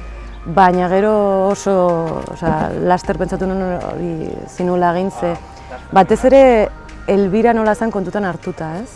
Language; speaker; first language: Basque; native; Basque